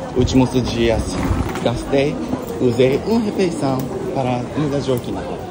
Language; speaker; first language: Portuguese; non-native, learner; Japanese